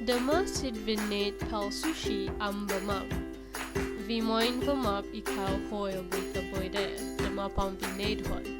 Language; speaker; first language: Welsh; non-native, learner; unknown